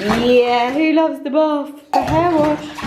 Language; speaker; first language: English; native; English